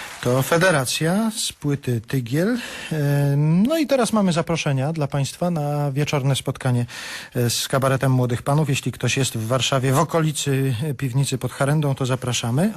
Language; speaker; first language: Polish; native; Polish